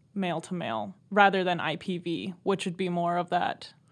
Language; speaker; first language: English; native; English